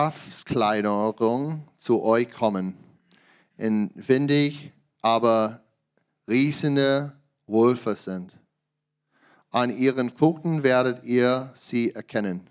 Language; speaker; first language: German; non-native, learner; English